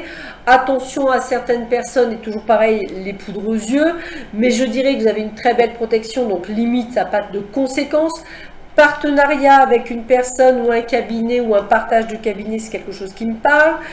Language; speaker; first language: French; native; French